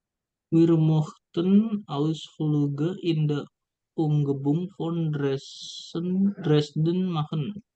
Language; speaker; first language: German; non-native, learner; Indonesian